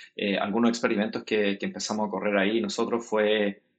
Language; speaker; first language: Spanish; native; Spanish